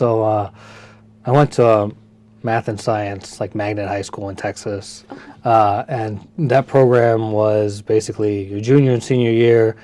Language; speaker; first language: English; early bilingual, other home language; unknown